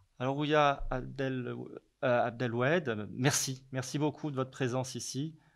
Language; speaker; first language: French; native; French